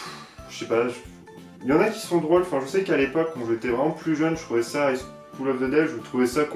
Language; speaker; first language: French; native; French